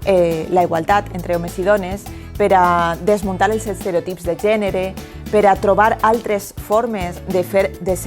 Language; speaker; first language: Catalan; native; Catalan